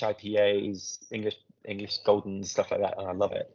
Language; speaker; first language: English; native; English